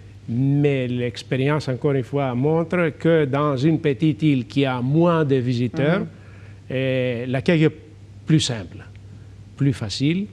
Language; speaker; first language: French; non-native, fluent; Greek